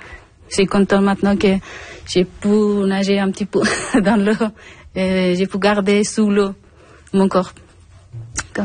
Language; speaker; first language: French; non-native, learner; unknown